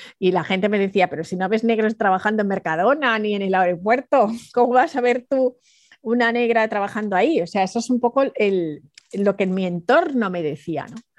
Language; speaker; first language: Spanish; early bilingual, other home language; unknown